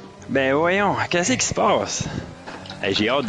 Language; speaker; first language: French; native; French